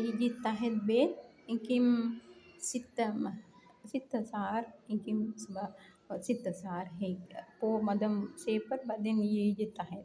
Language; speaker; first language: Arabic; non-native, learner; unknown